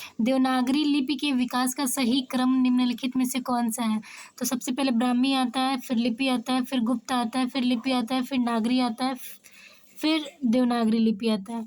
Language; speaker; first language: Hindi; native; Hindi